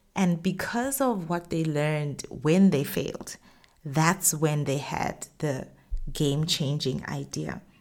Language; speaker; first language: English; non-native, local second language; Tswana